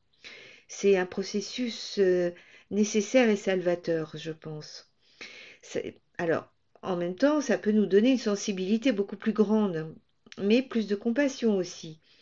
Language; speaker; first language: French; native; French